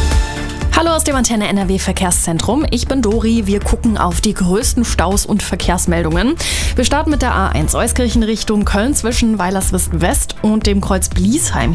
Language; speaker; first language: German; native; German